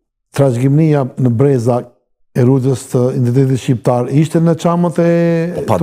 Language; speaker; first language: Albanian; native; Albanian